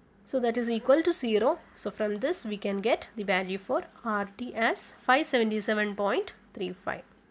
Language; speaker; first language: English; non-native, local second language; Malayalam